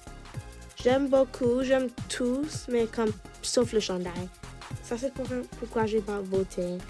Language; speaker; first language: French; non-native, learner; English